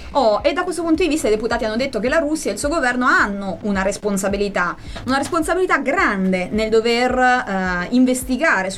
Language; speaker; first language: Italian; native; Italian